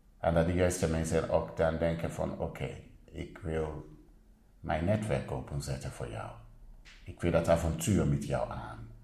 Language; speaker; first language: Dutch; non-native, fluent; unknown